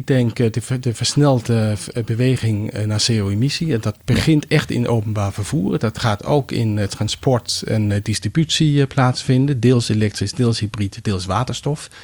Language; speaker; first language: Dutch; non-native, fluent; Danish